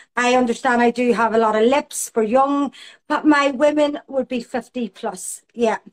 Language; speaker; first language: English; native; English